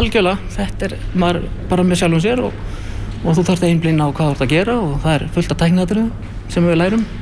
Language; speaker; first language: Icelandic; native; Icelandic